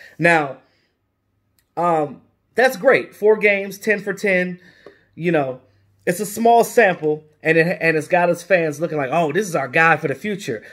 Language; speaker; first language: English; native; English